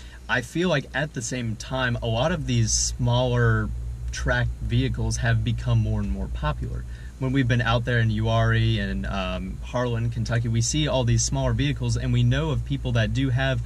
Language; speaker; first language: English; native; English